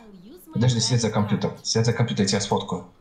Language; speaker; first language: Russian; native; Russian